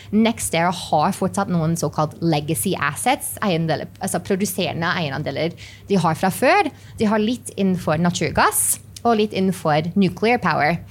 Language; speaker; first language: Norwegian; non-native, fluent; English